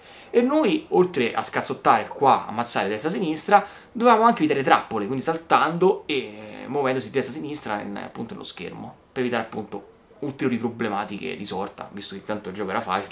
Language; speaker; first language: Italian; native; Italian